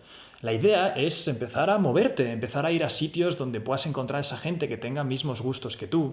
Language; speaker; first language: Spanish; native; Spanish